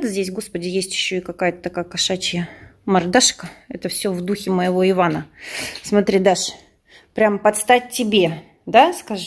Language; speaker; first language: Russian; native; Russian